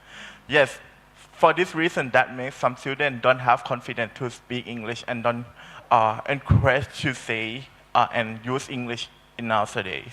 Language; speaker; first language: English; non-native, learner; Thai